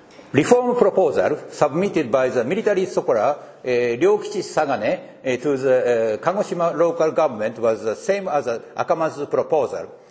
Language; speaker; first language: English; non-native, fluent; Japanese